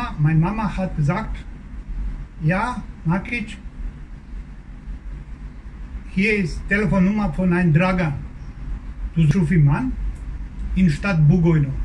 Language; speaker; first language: German; non-native, learner; Croatian